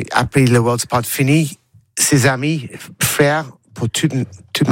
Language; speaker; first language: French; non-native, learner; English